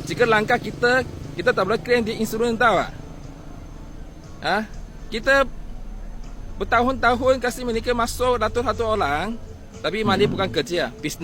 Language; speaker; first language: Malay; non-native, local second language; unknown